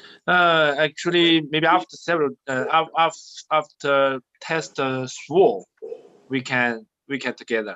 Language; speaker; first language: English; non-native, learner; Chinese